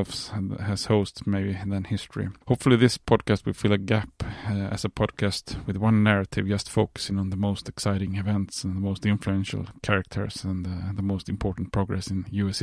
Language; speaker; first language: English; non-native, fluent; Swedish